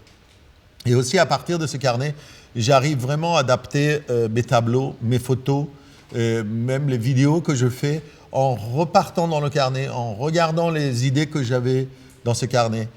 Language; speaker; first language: French; non-native, fluent; Persian